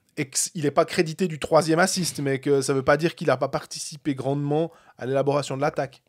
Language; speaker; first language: French; native; French